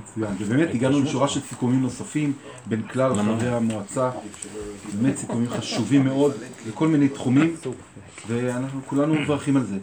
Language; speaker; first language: Hebrew; native; Hebrew